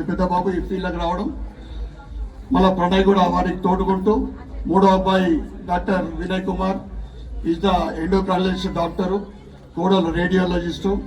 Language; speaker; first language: Telugu; native; Telugu